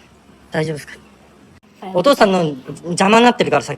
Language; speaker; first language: Japanese; native; Japanese